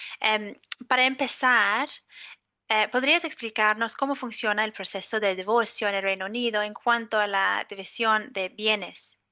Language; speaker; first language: Spanish; non-native, fluent; English